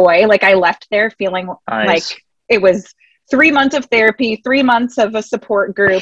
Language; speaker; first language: English; native; English